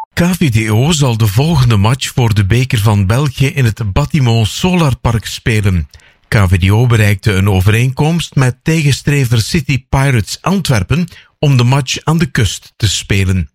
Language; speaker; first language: Dutch; native; Dutch